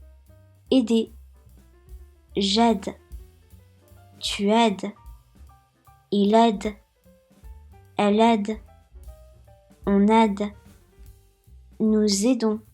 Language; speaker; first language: French; non-native, fluent; Japanese